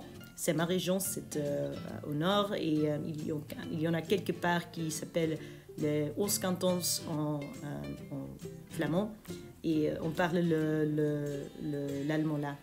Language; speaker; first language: French; non-native, local second language; Dutch